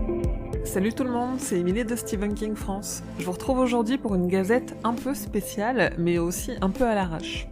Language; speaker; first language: French; native; French